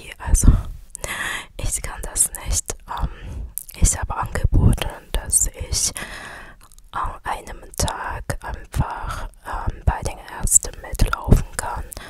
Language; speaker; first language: German; non-native, fluent; Chinese